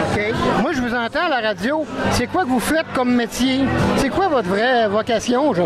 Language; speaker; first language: French; native; French